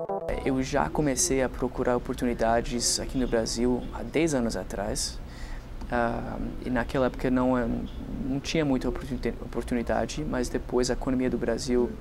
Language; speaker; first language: Portuguese; non-native, fluent; English